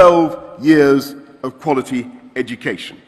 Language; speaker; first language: English; native; English